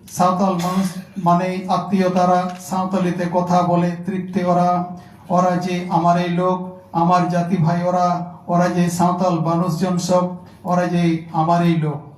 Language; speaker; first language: Bangla; non-native, local second language; Santali